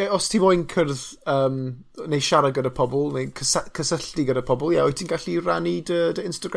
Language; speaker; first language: Welsh; non-native, local second language; English